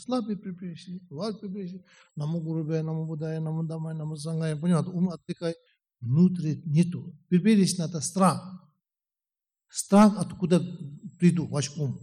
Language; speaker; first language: Russian; non-native, learner; Tibetan